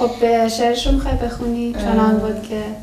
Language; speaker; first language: Persian; native; Persian